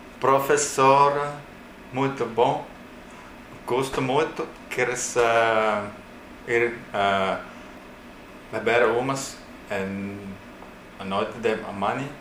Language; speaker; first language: Spanish; non-native, learner; Portuguese